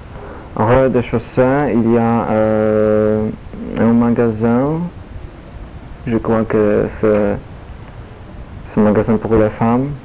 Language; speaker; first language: French; non-native, learner; Polish